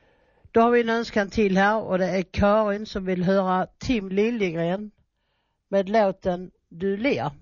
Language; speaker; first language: Swedish; native; Swedish